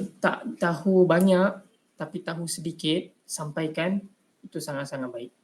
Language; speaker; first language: Malay; native; Malay